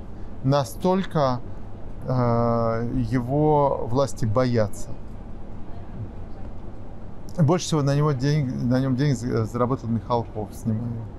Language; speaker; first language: Russian; native; Russian